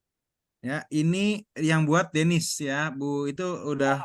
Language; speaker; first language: Indonesian; native; Indonesian